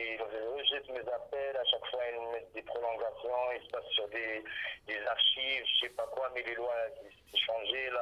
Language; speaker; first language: French; non-native, local second language; Arabic